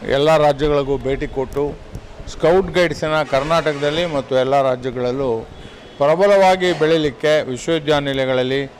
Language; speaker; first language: Kannada; non-native, local second language; Marathi